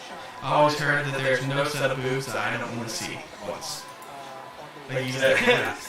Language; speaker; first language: English; native; English